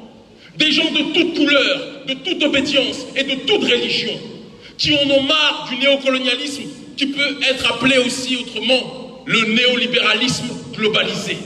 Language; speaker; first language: French; native; French